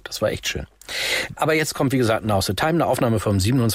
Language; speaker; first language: German; native; German